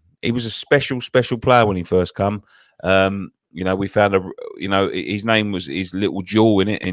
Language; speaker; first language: English; native; English